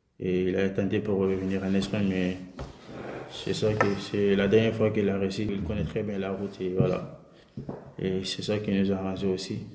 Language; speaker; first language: French; non-native, local second language; Soninke